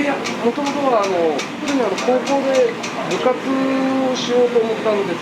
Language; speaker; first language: Japanese; native; Japanese